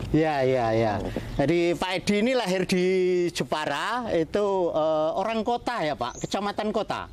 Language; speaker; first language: Indonesian; native; Indonesian